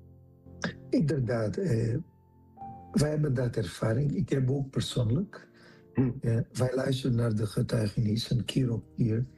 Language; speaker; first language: Dutch; non-native, fluent; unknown